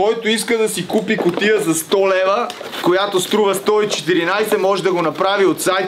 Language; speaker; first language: Bulgarian; native; Bulgarian